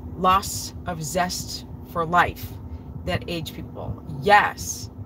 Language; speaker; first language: English; native; English